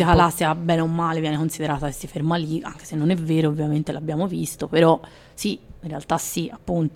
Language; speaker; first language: Italian; native; Italian